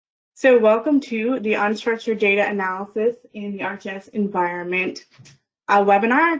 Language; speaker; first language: English; native; English